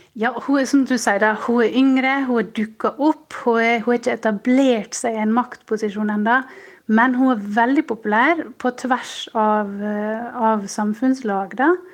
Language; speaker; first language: Norwegian; native; Norwegian